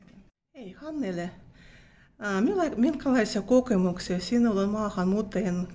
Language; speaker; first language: Finnish; non-native, fluent; Russian